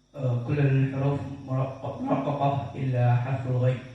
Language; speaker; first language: Arabic; non-native, learner; Indonesian